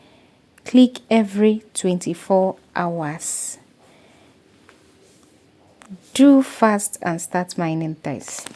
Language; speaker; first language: English; non-native, local second language; Igbo